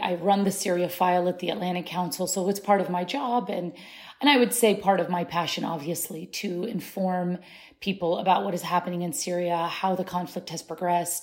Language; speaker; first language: English; early bilingual, other home language; Arabic